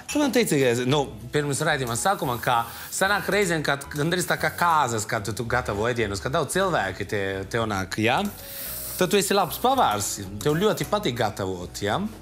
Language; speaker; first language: Latvian; non-native, fluent; Italian